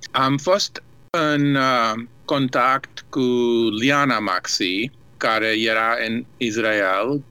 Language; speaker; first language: Romanian; early bilingual, heritage; Romanian